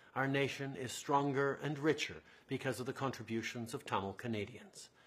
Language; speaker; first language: English; native; English